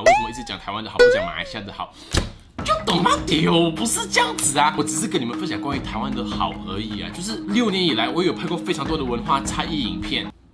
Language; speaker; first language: Chinese; native; Chinese